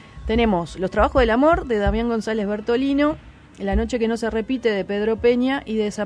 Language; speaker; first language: Spanish; native; Spanish